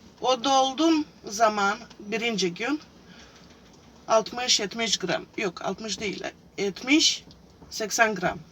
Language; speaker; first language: Turkish; non-native, fluent; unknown